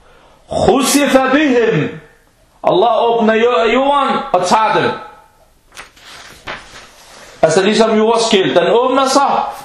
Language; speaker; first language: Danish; early bilingual, other home language; Arabic